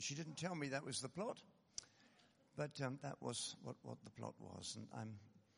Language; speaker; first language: English; native; English